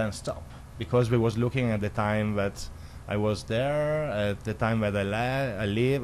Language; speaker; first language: English; non-native, learner; Italian